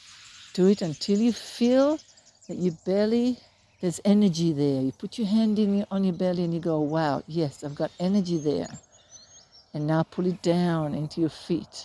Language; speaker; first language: English; native; English